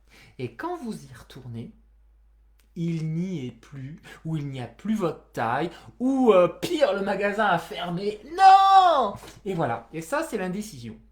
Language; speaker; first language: French; native; French